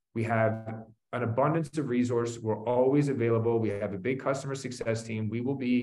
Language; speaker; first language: English; native; English